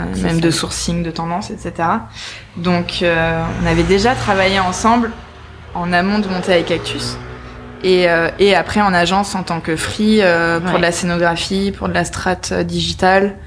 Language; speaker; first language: French; native; French